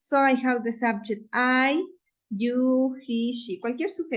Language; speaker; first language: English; non-native, fluent; Spanish